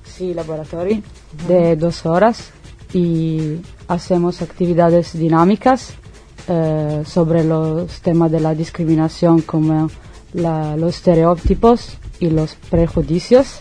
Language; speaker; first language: Spanish; non-native, learner; Italian